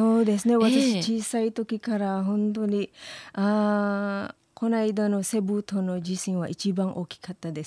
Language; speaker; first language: Japanese; non-native, learner; Filipino